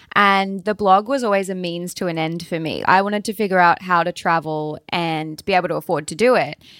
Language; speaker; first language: English; native; English